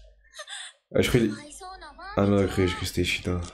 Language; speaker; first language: French; native; French